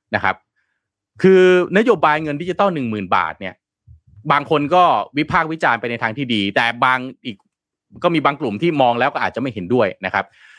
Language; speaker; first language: Thai; non-native, local second language; Lao